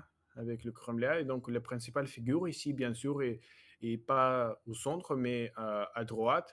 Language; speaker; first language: French; non-native, learner; Russian